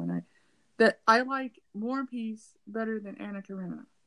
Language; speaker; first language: English; native; English